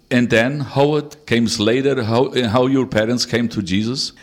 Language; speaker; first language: English; non-native, learner; Portuguese